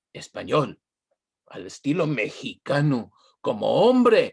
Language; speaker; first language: Spanish; early bilingual, heritage; Spanish